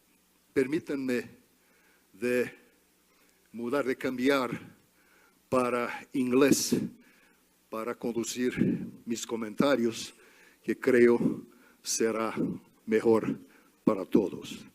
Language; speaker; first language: Spanish; non-native, learner; Portuguese